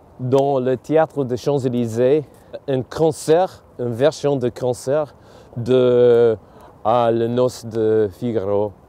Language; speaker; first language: French; non-native, fluent; English